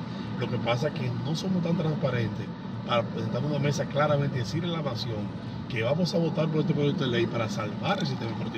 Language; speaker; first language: Spanish; native; Spanish